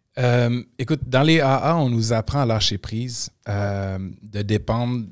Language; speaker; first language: French; native; French